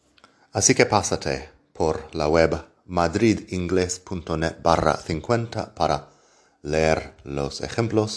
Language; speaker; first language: Spanish; non-native, fluent; English